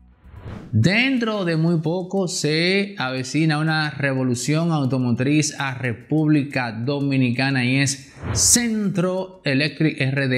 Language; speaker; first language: Spanish; native; Spanish